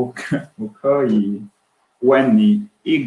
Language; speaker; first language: Chinese; non-native, learner; English